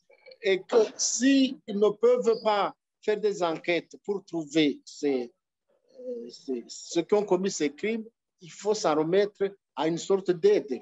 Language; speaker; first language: French; non-native, local second language; Rundi